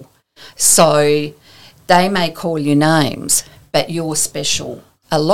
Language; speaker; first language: English; native; English